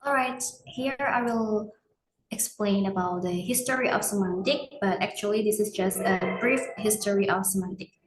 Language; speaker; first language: English; non-native, learner; Indonesian